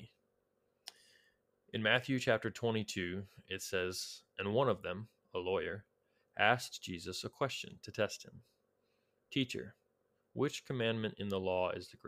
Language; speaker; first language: English; native; English